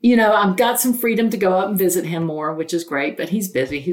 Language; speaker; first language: English; native; English